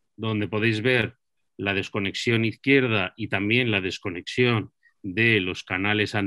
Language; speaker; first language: Spanish; native; Spanish